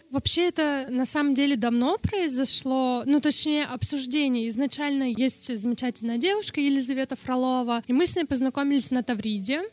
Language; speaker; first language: Russian; non-native, local second language; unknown